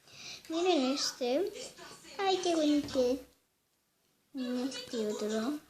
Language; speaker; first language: Spanish; native; Spanish